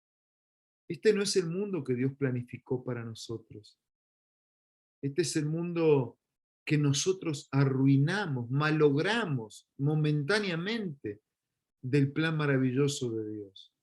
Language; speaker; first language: Spanish; native; Spanish